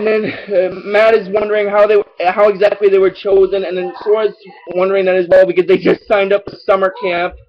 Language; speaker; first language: English; native; English